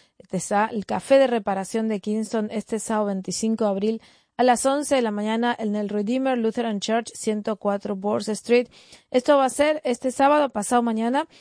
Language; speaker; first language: Spanish; native; Spanish